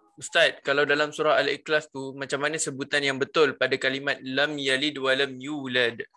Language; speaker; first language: Malay; native; Malay